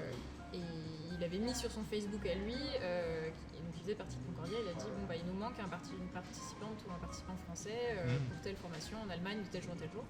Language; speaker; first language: French; native; French